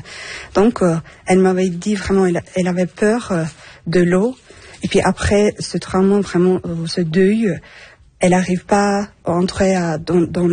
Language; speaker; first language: French; non-native, fluent; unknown